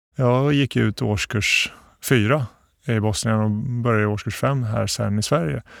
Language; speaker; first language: Swedish; early bilingual, other home language; Bosnian